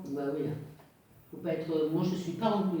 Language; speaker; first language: French; native; French